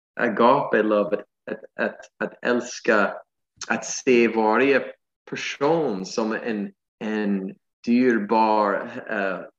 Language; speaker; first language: Swedish; non-native, fluent; English